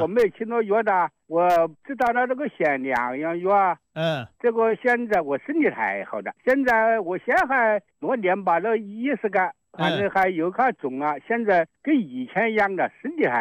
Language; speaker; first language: Chinese; native; Chinese